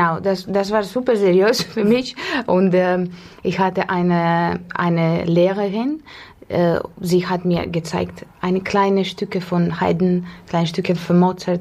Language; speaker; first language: German; non-native, fluent; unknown